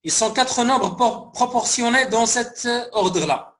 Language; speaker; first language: French; non-native, local second language; Arabic